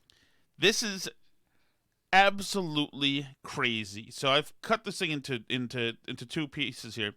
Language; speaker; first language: English; native; English